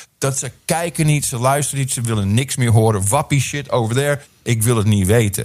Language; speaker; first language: Dutch; early bilingual, heritage; Dutch